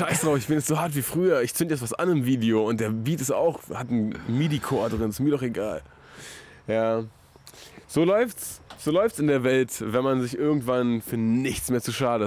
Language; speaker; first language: German; native; German